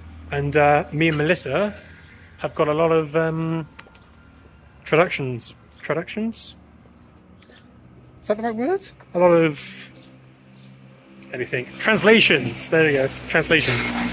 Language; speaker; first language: English; native; English